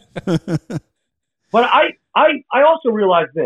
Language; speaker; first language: English; native; English